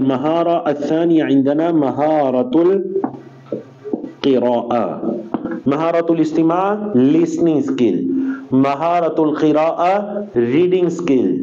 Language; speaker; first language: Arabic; non-native, fluent; Urdu